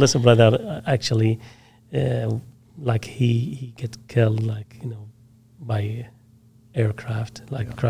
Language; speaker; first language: English; non-native, learner; Arabic